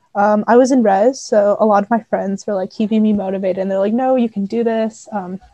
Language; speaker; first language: English; native; English